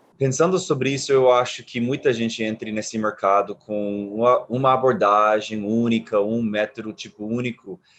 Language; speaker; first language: Portuguese; non-native, fluent; English